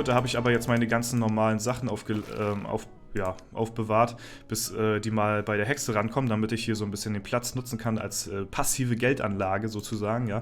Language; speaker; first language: German; native; German